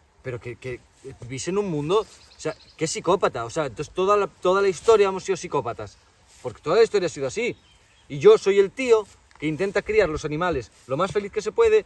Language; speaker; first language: Spanish; native; Spanish